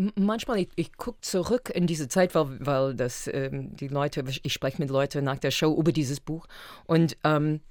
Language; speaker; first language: German; non-native, fluent; English